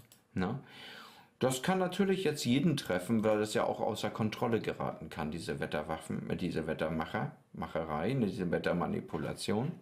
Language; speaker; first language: German; native; German